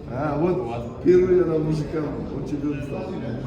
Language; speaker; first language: Russian; non-native, local second language; Uzbek